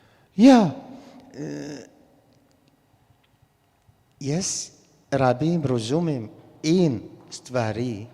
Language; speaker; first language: Slovenian; non-native, learner; Arabic